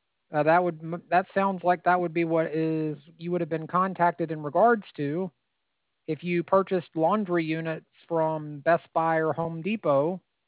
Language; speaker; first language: English; native; English